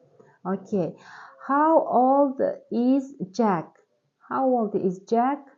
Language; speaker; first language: English; non-native, learner; Kazakh